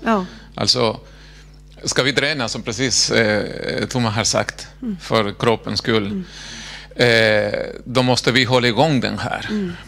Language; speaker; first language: Swedish; non-native, fluent; Spanish